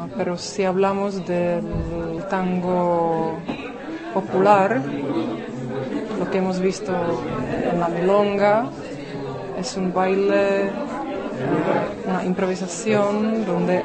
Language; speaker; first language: Spanish; non-native, fluent; Czech